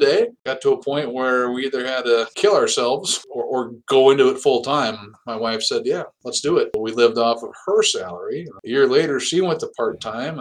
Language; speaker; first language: English; native; English